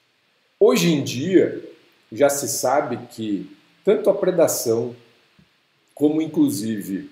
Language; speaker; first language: Portuguese; native; Portuguese